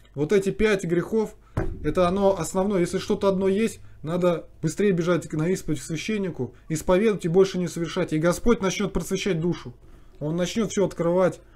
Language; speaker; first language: Russian; native; Russian